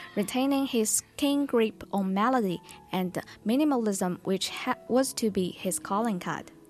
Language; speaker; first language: English; non-native, fluent; Chinese